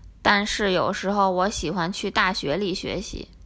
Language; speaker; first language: Chinese; non-native, learner; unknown